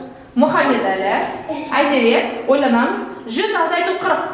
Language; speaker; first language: Kazakh; native; Kazakh